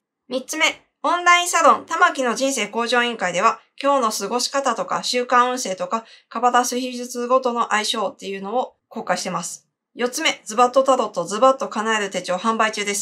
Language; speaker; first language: Japanese; native; Japanese